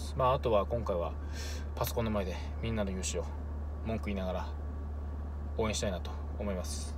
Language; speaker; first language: Japanese; native; Japanese